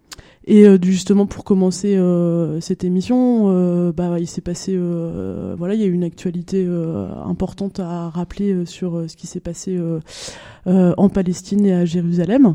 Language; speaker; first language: French; native; French